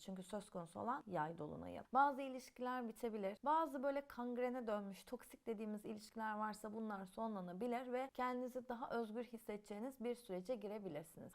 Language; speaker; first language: Turkish; native; Turkish